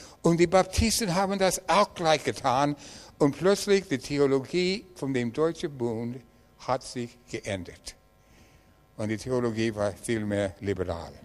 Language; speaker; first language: German; non-native, learner; English